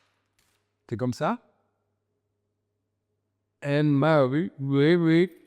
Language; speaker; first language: French; native; French